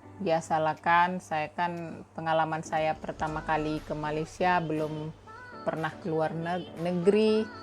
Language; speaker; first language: Indonesian; native; Indonesian